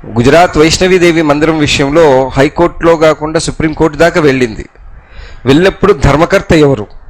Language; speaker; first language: Telugu; non-native, local second language; Urdu